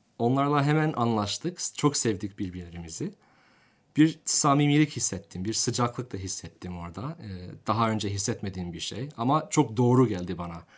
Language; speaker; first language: Turkish; non-native, fluent; English